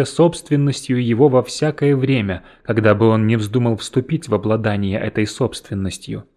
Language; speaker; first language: Russian; native; Russian